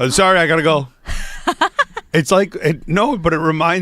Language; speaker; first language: English; native; English